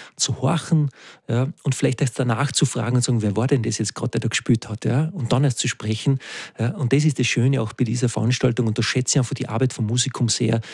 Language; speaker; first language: German; native; German